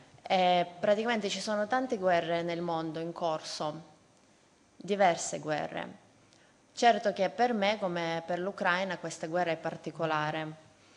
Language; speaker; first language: Italian; non-native, fluent; Ukrainian